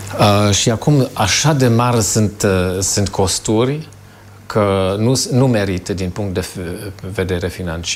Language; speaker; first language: Romanian; non-native, fluent; German